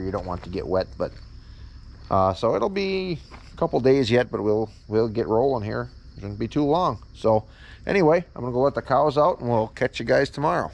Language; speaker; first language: English; native; English